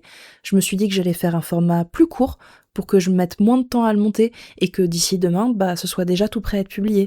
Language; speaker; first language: French; native; French